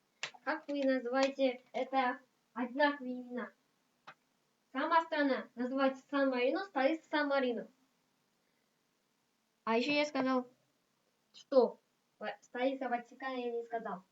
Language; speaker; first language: Russian; non-native, local second language; Kazakh